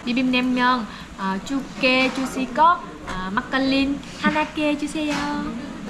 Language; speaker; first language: Korean; non-native, learner; Vietnamese